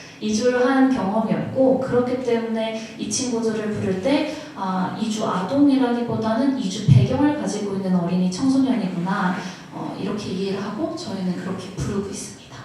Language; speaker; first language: Korean; early bilingual, other home language; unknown